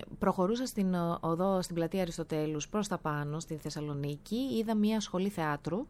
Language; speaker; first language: Greek; native; Greek